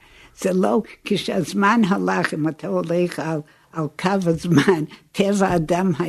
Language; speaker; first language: Hebrew; non-native, fluent; English